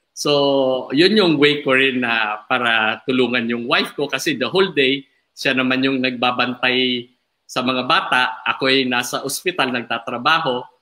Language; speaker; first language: Filipino; non-native, local second language; Bikol